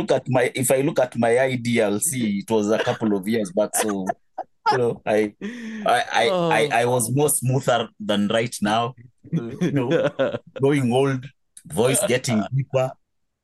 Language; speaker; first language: English; non-native, local second language; Kikuyu